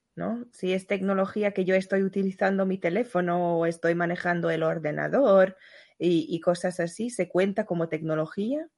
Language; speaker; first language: Spanish; non-native, fluent; Hungarian